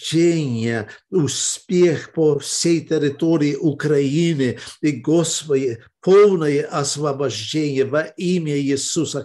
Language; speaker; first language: Russian; early bilingual, heritage; Russian